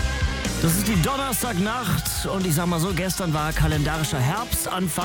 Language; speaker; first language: German; native; German